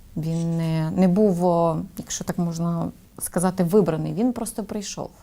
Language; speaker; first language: Ukrainian; non-native, local second language; Russian